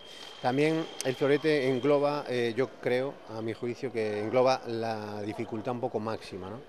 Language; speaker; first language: Spanish; native; Spanish